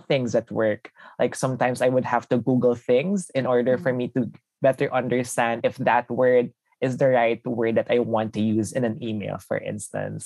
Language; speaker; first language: English; non-native, local second language; Filipino